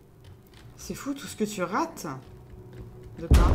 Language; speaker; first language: French; native; French